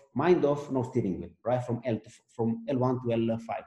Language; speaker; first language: English; non-native, fluent; Romanian